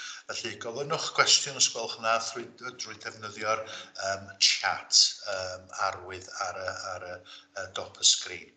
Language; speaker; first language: Welsh; native; Welsh